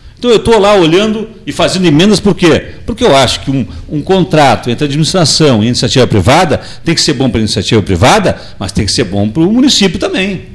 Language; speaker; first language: Portuguese; native; Portuguese